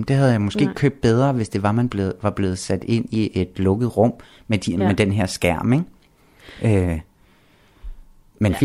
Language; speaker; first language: Danish; native; Danish